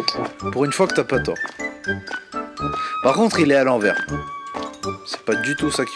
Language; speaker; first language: French; native; French